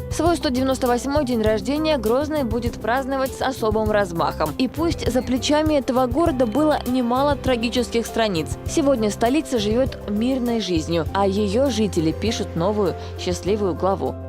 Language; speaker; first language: Russian; native; Russian